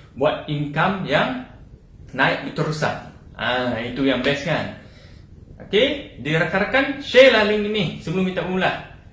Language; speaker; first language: Malay; non-native, local second language; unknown